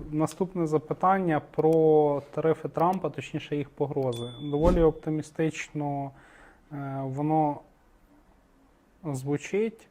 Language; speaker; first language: Ukrainian; native; Ukrainian